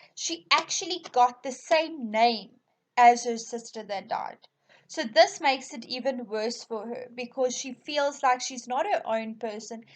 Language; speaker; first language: English; non-native, local second language; Afrikaans